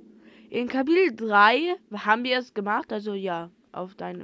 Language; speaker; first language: German; non-native, learner; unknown